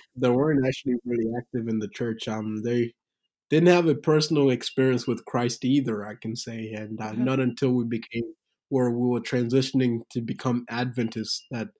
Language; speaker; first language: English; early bilingual, other home language; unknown